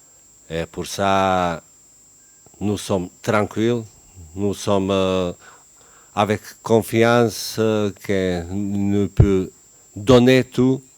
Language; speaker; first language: French; non-native, learner; Bosnian